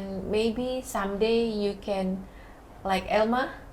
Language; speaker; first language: English; non-native, learner; Indonesian